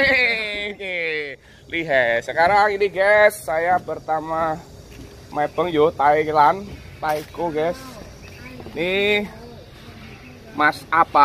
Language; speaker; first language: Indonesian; non-native, local second language; Javanese